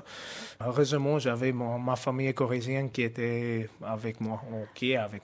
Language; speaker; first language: French; non-native, fluent; Afrikaans